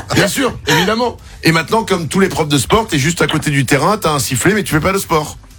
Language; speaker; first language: French; native; French